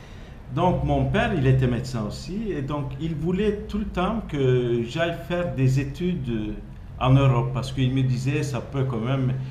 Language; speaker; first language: French; non-native, fluent; Turkish